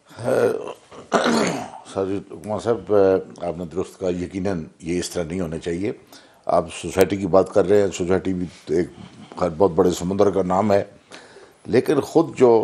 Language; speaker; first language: Urdu; native; Urdu